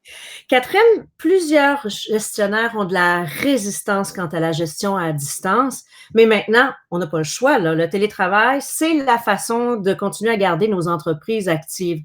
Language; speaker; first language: French; native; French